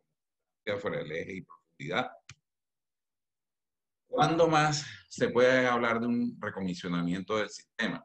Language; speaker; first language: Spanish; native; Spanish